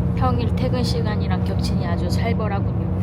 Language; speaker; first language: Korean; native; Korean